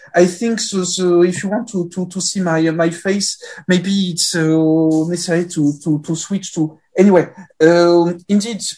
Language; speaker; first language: English; non-native, fluent; French